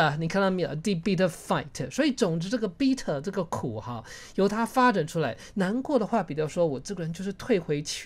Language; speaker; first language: Chinese; native; Chinese